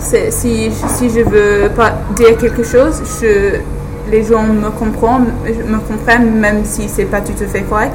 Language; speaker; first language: French; non-native, learner; English